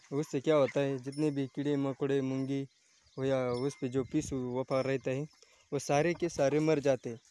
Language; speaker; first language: Hindi; non-native, local second language; Marathi